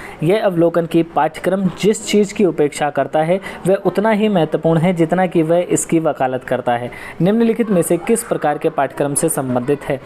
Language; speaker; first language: Hindi; native; Hindi